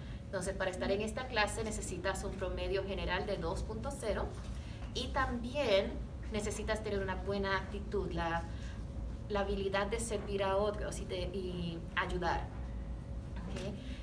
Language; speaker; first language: Spanish; native; Spanish